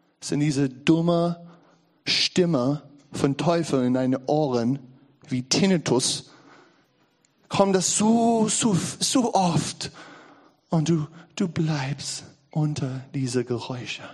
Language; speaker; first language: German; non-native, learner; English